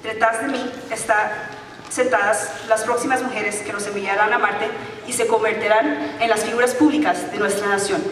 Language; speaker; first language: Spanish; early bilingual, heritage; Spanish